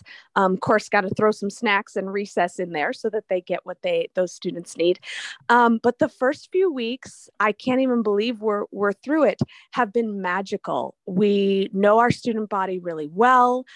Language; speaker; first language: English; native; English